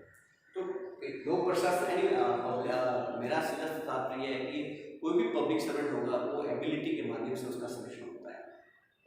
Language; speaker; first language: Hindi; native; Hindi